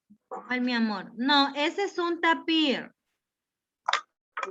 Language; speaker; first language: Spanish; native; Spanish